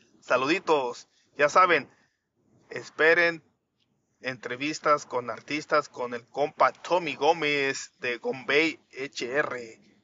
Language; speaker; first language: Spanish; native; Spanish